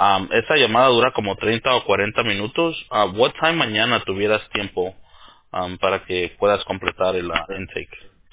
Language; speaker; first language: Spanish; early bilingual, heritage; Spanish